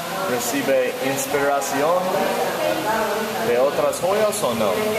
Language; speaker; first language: Spanish; non-native, learner; English